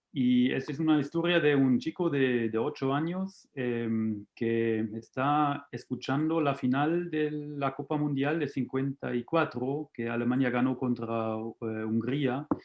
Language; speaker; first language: Spanish; non-native, fluent; German